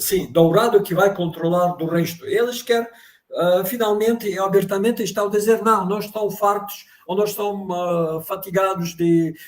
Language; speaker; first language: Portuguese; non-native, fluent; Russian